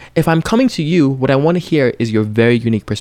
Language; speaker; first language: English; non-native, local second language; Yoruba